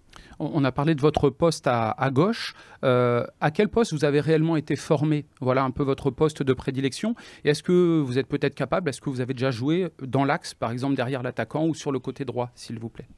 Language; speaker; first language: French; native; French